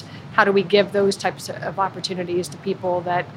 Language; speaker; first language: English; native; English